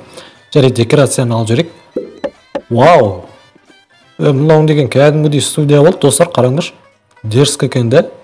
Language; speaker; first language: Kazakh; native; Kazakh